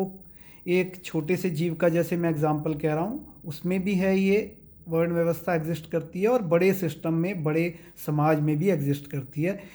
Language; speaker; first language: Hindi; native; Hindi